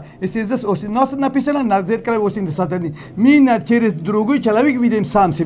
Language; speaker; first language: Russian; non-native, learner; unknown